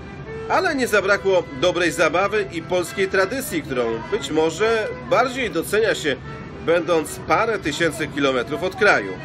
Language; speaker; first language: Polish; native; Polish